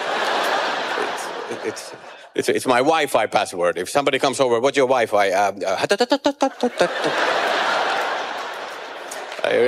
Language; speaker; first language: English; non-native, fluent; Finnish